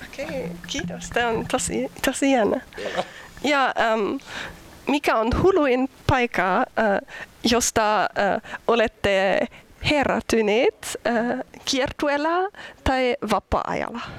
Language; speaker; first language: Finnish; non-native, learner; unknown